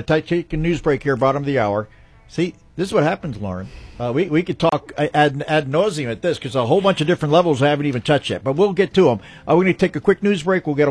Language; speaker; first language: English; native; English